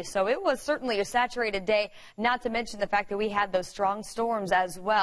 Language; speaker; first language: English; native; English